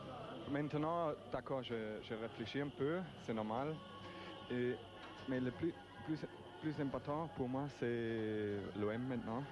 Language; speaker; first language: French; non-native, learner; German